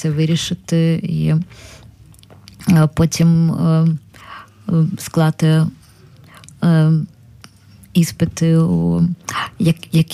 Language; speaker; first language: Ukrainian; native; Ukrainian